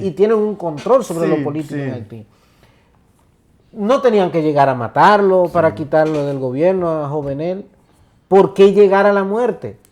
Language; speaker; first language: Spanish; native; Spanish